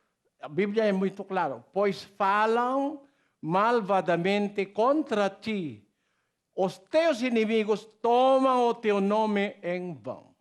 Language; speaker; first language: Portuguese; non-native, learner; Filipino